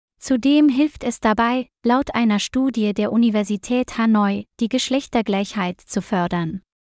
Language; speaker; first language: German; non-native, learner; Vietnamese